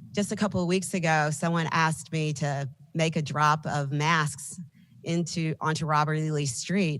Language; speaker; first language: English; native; English